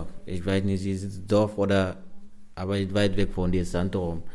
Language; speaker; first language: German; non-native, learner; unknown